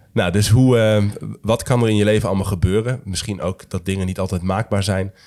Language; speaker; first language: Dutch; native; Dutch